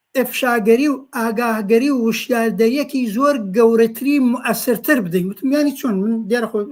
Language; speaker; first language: Central Kurdish; native; Central Kurdish